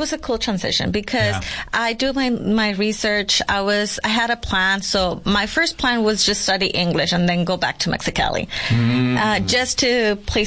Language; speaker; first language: English; non-native, fluent; Spanish